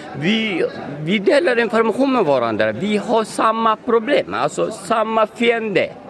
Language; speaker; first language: Swedish; non-native, fluent; Somali